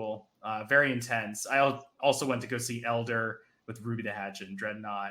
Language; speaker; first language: English; native; English